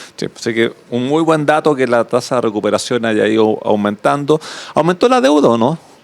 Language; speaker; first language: Spanish; native; Spanish